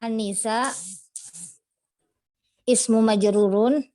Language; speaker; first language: Arabic; non-native, learner; Indonesian